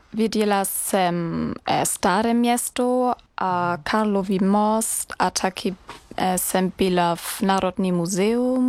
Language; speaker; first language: Czech; non-native, learner; German